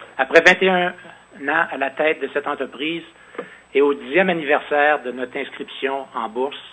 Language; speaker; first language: French; native; French